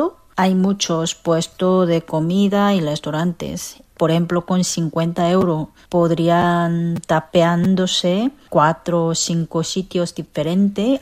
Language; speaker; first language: Spanish; non-native, local second language; Korean